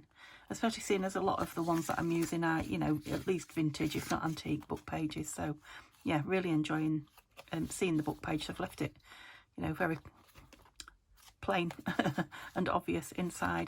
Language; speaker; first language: English; native; English